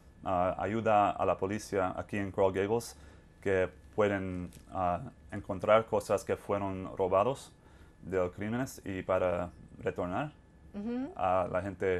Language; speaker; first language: Spanish; non-native, fluent; English